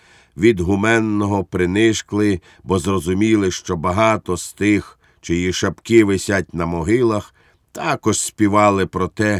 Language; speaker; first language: Ukrainian; native; Ukrainian